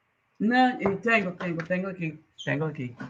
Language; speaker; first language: Spanish; non-native, learner; English